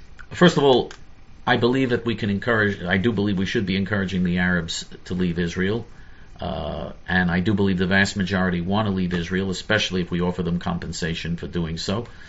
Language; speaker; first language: English; native; English